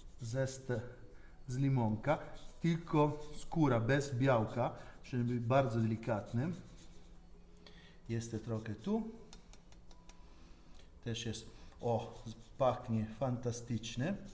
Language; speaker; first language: Polish; non-native, learner; Italian